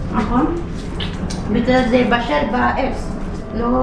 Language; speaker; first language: Hebrew; non-native, learner; Filipino